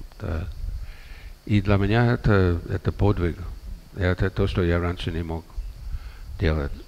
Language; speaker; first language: Russian; non-native, fluent; English